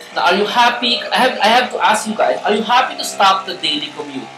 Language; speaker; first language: English; non-native, local second language; Filipino